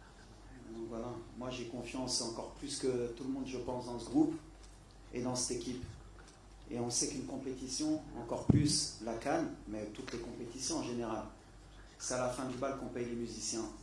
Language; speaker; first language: French; native; French